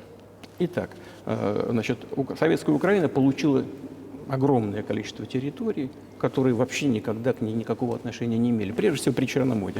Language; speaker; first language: Russian; native; Russian